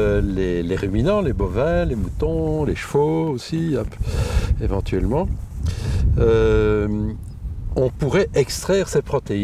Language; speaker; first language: French; native; French